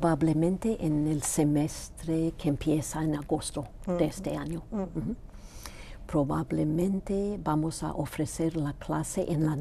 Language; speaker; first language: Spanish; non-native, local second language; Greek